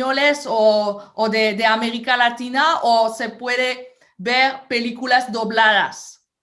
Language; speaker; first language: Spanish; non-native, fluent; French